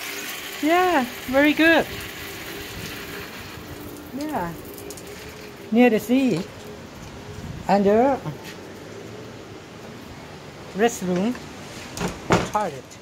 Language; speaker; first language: English; non-native, learner; Thai